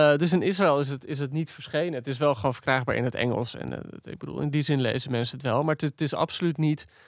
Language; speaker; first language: Dutch; native; Dutch